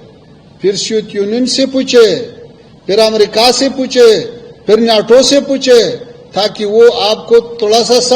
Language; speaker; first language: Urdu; non-native, fluent; Pashto